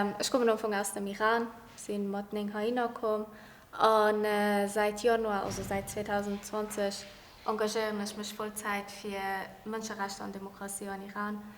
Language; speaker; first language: Luxembourgish; early bilingual, other home language; Persian